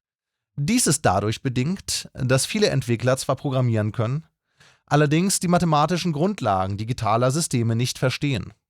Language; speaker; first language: German; native; German